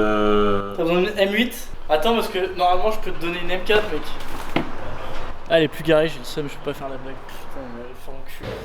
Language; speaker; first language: French; native; French